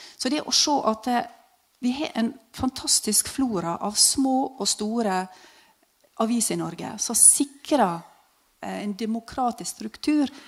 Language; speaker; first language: Norwegian; native; Norwegian